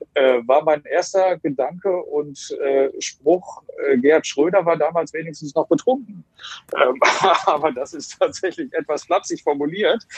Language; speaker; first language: German; native; German